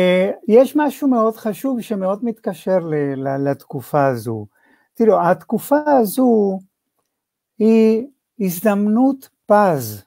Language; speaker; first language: Hebrew; non-native, fluent; Spanish